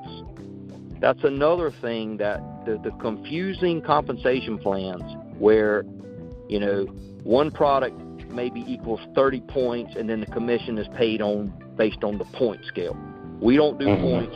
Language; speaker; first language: English; native; English